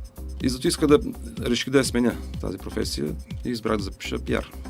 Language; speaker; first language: Bulgarian; native; Bulgarian